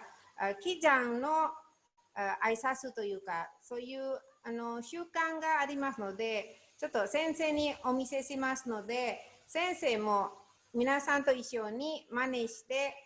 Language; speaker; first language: Japanese; non-native, learner; Indonesian